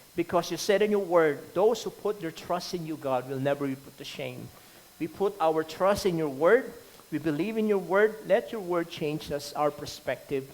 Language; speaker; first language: English; non-native, local second language; Filipino